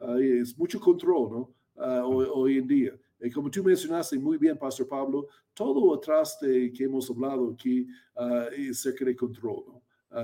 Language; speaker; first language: Spanish; non-native, fluent; English